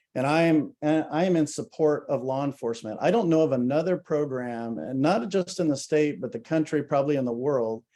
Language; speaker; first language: English; native; English